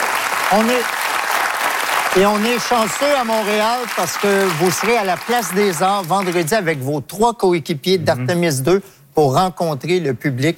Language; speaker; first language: French; native; French